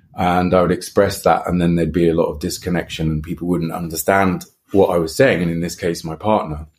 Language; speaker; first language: English; native; English